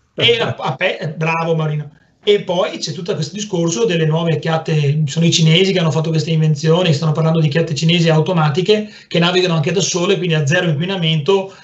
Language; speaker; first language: Italian; native; Italian